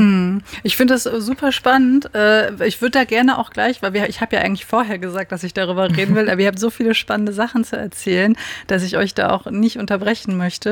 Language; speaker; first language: German; native; German